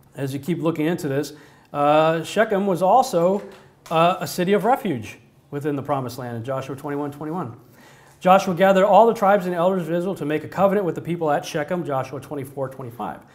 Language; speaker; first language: English; native; English